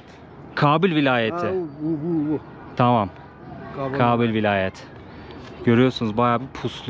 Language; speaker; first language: Turkish; native; Turkish